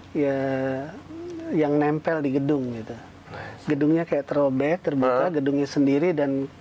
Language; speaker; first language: Indonesian; native; Indonesian